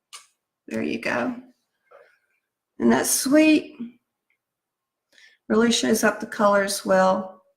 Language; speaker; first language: English; native; English